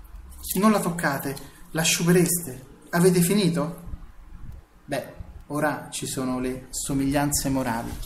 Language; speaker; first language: Italian; native; Italian